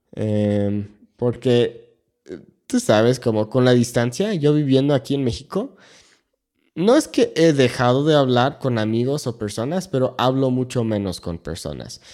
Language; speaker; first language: Spanish; non-native, fluent; English